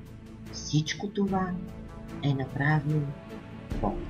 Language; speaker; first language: Bulgarian; native; Bulgarian